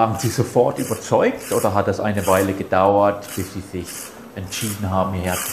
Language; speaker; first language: German; native; German